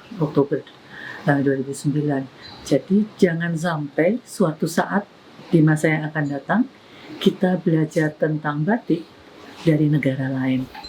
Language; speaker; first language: Indonesian; non-native, local second language; Javanese